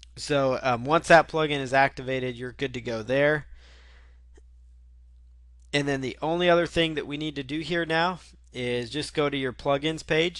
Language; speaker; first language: English; native; English